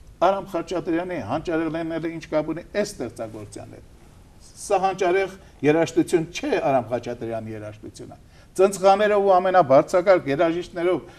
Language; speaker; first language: Armenian; native; Armenian